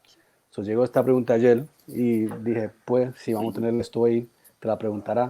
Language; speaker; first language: Spanish; early bilingual, heritage; Spanish